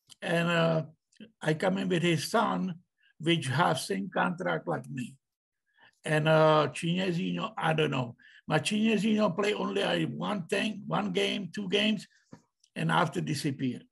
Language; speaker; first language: English; non-native, learner; Czech